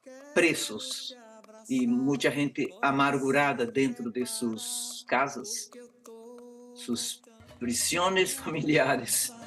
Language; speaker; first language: Spanish; non-native, fluent; Portuguese